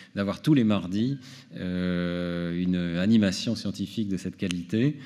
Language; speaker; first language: French; native; French